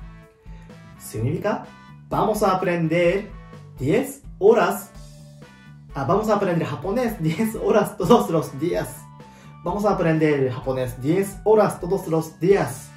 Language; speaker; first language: Spanish; non-native, learner; Japanese